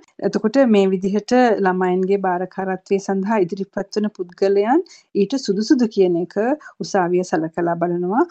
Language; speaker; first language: Sinhala; native; Sinhala